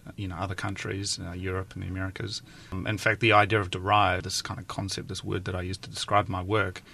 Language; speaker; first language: English; native; English